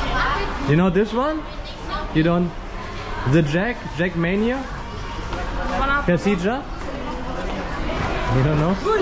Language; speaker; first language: English; non-native, fluent; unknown